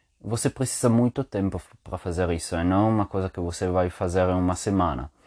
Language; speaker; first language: Portuguese; non-native, learner; Spanish